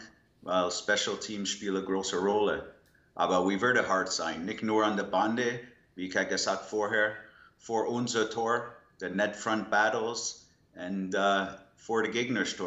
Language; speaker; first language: German; non-native, learner; English